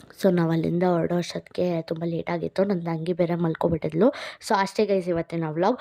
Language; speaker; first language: Kannada; non-native, local second language; Malayalam